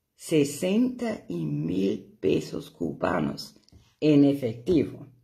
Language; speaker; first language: Spanish; non-native, fluent; German